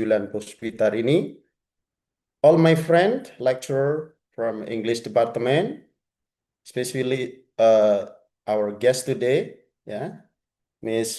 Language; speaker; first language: English; non-native, fluent; Indonesian